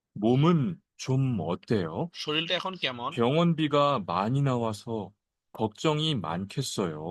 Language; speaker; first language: Bangla; native; Bangla